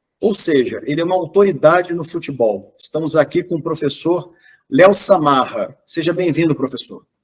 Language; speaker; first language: Portuguese; native; Portuguese